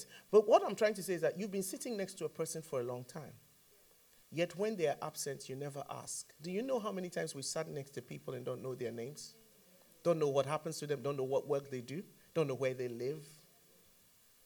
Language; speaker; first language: English; non-native, local second language; Akan